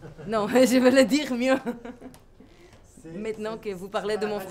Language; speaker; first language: French; non-native, fluent; Hebrew